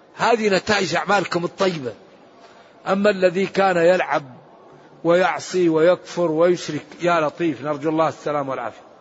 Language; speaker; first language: Arabic; native; Arabic